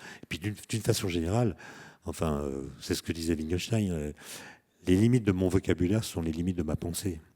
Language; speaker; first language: French; native; French